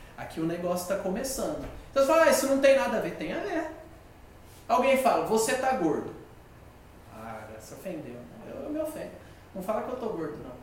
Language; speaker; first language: Portuguese; native; Portuguese